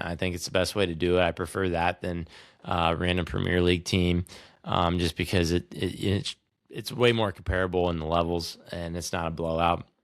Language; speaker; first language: English; native; English